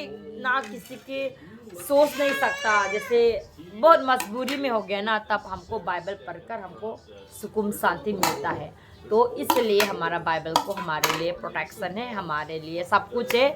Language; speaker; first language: Hindi; non-native, local second language; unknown